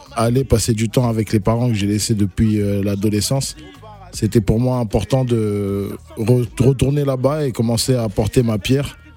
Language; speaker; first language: French; non-native, local second language; Lingala